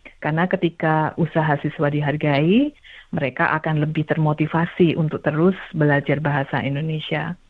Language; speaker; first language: Indonesian; native; Indonesian